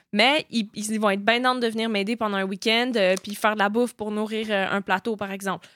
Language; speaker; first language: French; native; French